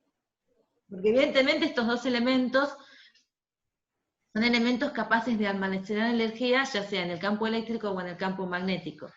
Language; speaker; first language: Spanish; native; Spanish